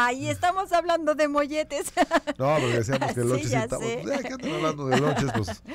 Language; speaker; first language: Spanish; native; Spanish